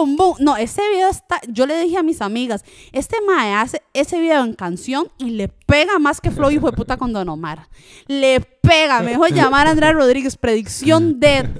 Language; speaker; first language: Spanish; early bilingual, other home language; French